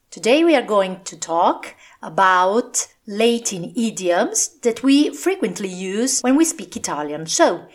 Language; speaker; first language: English; non-native, fluent; Italian